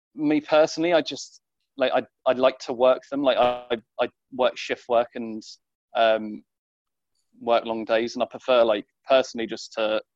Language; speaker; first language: English; native; English